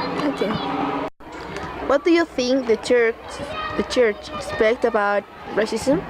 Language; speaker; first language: English; non-native, learner; Spanish